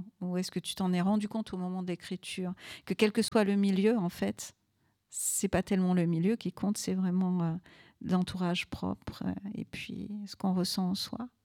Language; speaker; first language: French; native; French